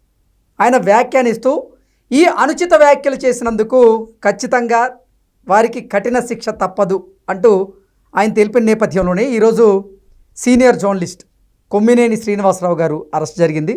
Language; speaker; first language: Telugu; native; Telugu